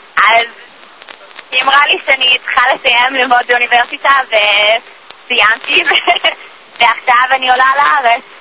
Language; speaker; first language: Hebrew; non-native, learner; English